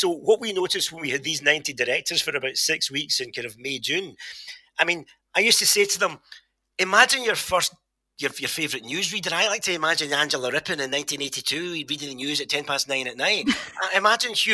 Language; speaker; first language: English; native; English